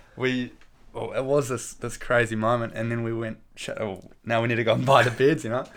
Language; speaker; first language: English; native; English